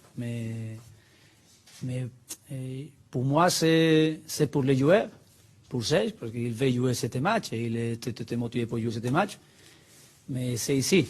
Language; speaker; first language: French; non-native, learner; Spanish